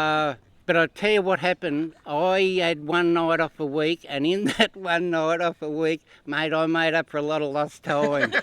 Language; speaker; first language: English; native; English